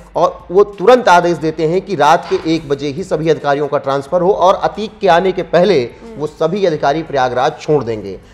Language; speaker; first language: Hindi; native; Hindi